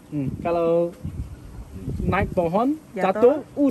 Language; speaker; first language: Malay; non-native, learner; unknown